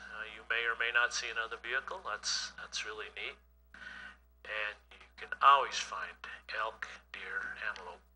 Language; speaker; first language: English; native; English